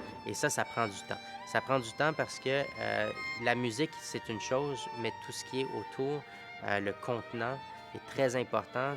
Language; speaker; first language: French; native; French